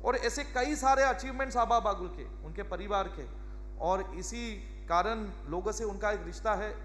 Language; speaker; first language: Hindi; non-native, local second language; Marathi